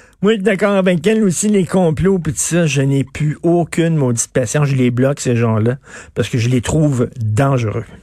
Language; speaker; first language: French; native; French